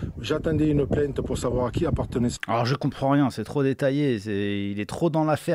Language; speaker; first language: French; native; French